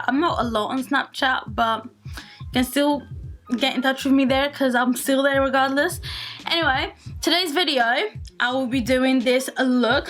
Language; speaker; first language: English; native; English